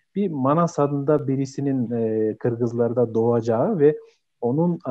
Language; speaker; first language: Turkish; non-native, fluent; Kyrgyz